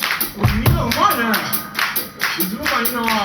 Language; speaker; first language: Japanese; native; Japanese